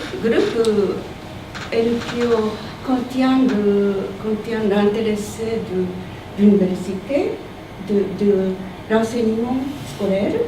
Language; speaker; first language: French; non-native, learner; Japanese